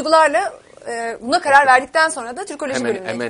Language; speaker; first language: Turkish; native; Turkish